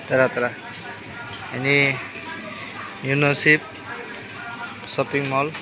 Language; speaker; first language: Indonesian; non-native, learner; Bangla